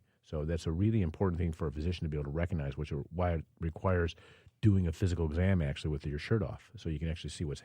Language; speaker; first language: English; native; English